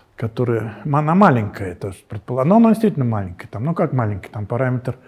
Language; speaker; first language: Russian; native; Russian